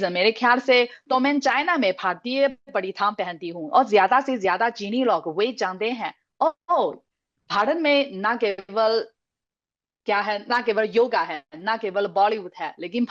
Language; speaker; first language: Hindi; non-native, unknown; Chinese